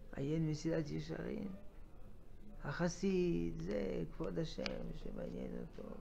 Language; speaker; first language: Hebrew; non-native, fluent; French